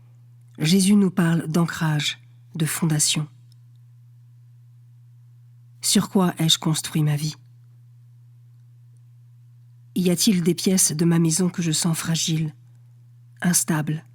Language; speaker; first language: French; native; French